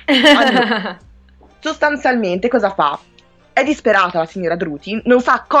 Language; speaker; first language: Italian; native; Italian